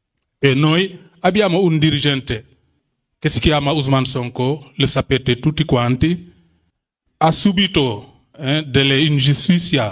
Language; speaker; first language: Italian; non-native, fluent; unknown